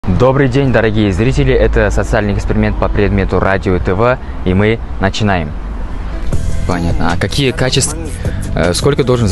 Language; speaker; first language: Russian; non-native, local second language; Kazakh